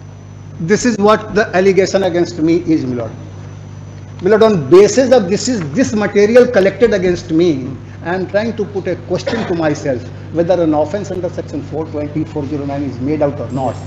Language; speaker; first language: English; non-native, local second language; Hindi